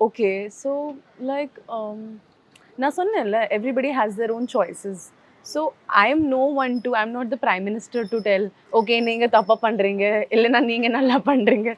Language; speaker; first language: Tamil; non-native, local second language; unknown